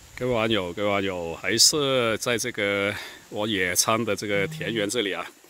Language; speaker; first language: Chinese; non-native, local second language; Cantonese